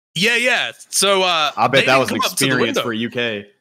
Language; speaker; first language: English; native; English